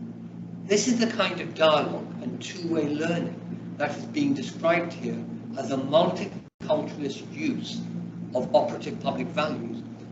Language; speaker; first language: English; early bilingual, other home language; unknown